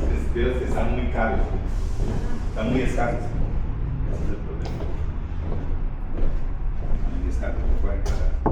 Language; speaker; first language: Spanish; native; Spanish